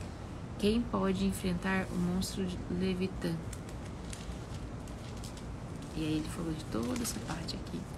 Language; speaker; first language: Portuguese; native; Portuguese